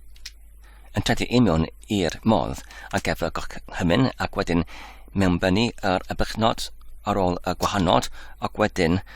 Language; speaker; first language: Welsh; non-native, learner; English